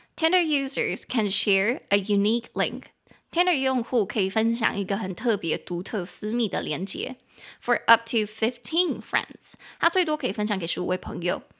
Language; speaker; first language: English; non-native, fluent; Chinese